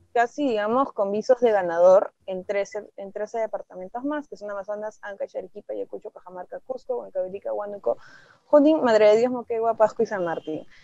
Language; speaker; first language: Spanish; native; Spanish